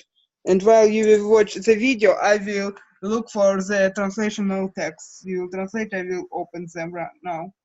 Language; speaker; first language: English; non-native, fluent; Russian